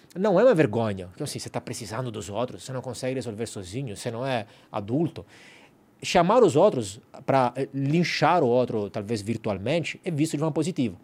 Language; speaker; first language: Portuguese; non-native, fluent; Italian